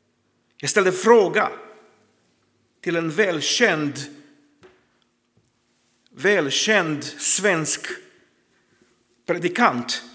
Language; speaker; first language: Swedish; non-native, fluent; Croatian